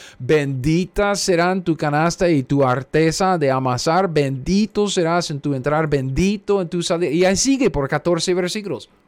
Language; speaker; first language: Spanish; non-native, fluent; English